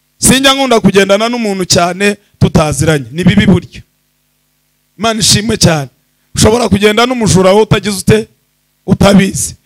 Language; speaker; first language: Kinyarwanda; early bilingual, heritage; Kinyarwanda